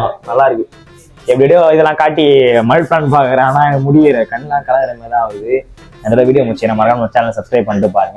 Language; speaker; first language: Tamil; native; Tamil